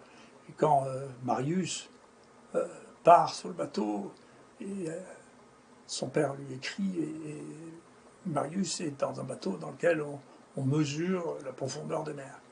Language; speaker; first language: French; native; French